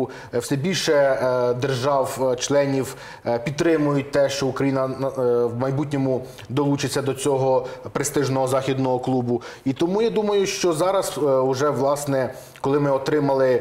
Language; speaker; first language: Ukrainian; native; Ukrainian